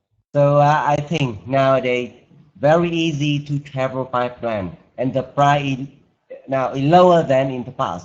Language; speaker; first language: English; non-native, learner; Vietnamese